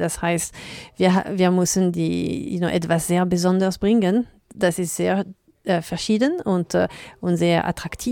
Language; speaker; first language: German; non-native, learner; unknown